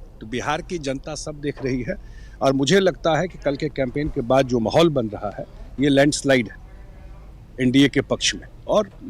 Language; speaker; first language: Hindi; native; Hindi